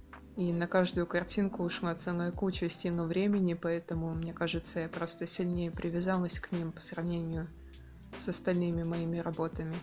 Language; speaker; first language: Russian; native; Russian